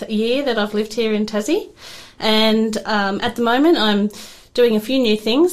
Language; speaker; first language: English; native; English